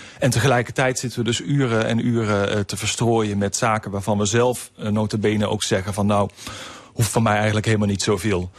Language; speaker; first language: Dutch; native; Dutch